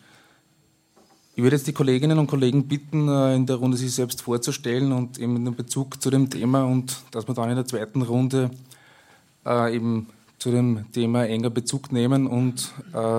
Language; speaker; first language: German; native; German